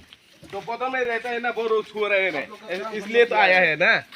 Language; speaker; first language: Hindi; non-native, local second language; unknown